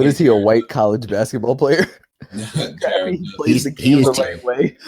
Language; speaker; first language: English; native; English